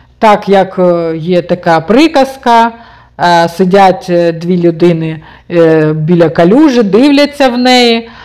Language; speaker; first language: Ukrainian; non-native, local second language; Russian